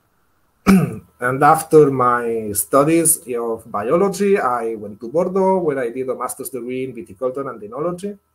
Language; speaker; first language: English; non-native, fluent; Spanish